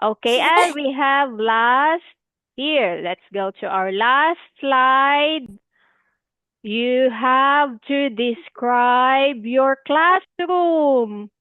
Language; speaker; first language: English; non-native, fluent; Filipino